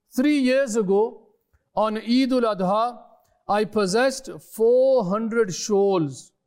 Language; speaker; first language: English; early bilingual, other home language; Urdu